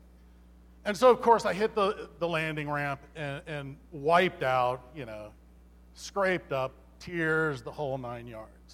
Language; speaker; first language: English; native; English